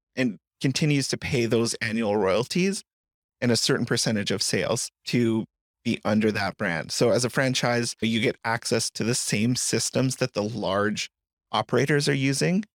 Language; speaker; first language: English; native; English